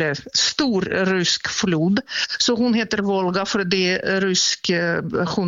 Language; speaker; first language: Swedish; non-native, fluent; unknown